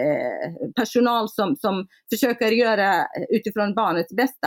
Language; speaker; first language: Swedish; non-native, fluent; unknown